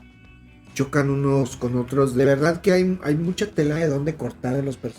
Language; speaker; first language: Spanish; native; Spanish